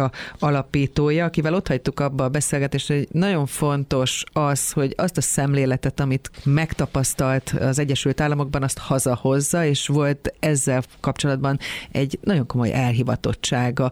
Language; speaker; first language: Hungarian; native; Hungarian